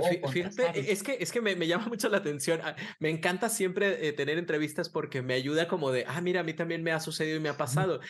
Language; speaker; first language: Spanish; native; Spanish